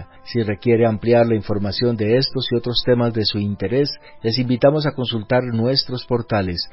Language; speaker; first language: Spanish; native; Spanish